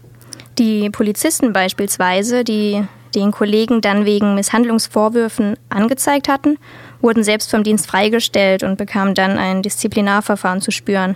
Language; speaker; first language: German; native; German